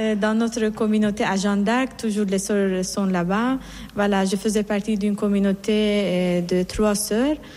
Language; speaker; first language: French; non-native, fluent; Persian